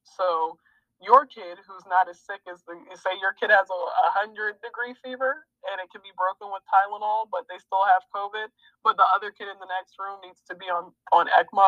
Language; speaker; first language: English; native; English